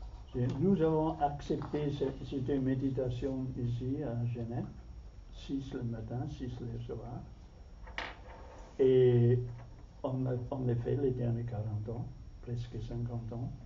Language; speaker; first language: French; non-native, fluent; German